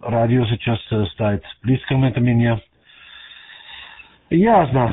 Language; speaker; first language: Russian; non-native, learner; German